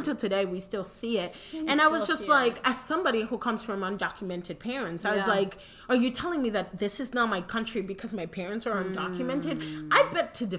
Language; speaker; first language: English; early bilingual, other home language; Spanish